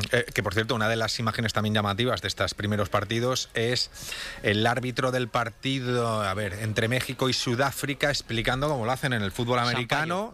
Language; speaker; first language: Spanish; native; Spanish